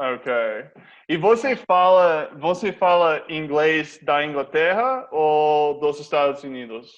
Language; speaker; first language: Portuguese; non-native, fluent; English